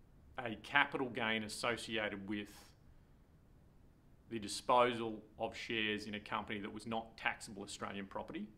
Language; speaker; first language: English; native; English